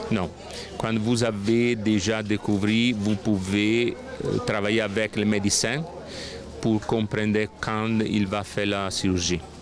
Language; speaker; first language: French; non-native, learner; Italian